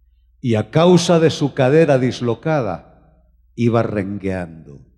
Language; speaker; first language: Spanish; native; Spanish